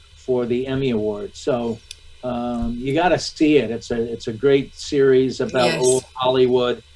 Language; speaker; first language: English; native; English